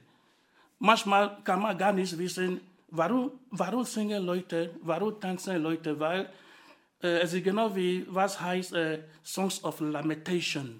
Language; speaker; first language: German; non-native, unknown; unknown